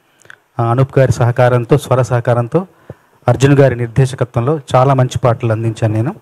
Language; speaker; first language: Telugu; native; Telugu